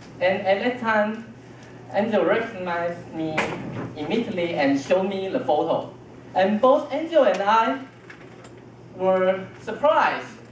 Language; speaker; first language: English; non-native, fluent; Chinese